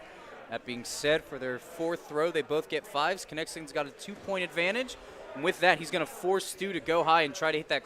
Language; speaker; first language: English; native; English